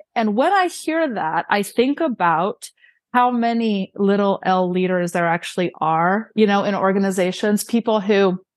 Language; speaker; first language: English; early bilingual, other home language; Romanian